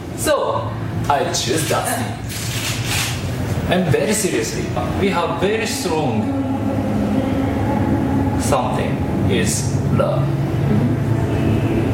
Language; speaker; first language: English; non-native, learner; Japanese